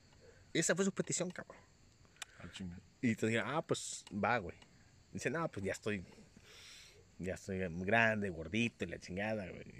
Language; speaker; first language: Spanish; native; Spanish